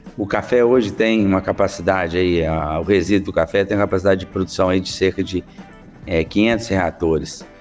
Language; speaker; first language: Portuguese; native; Portuguese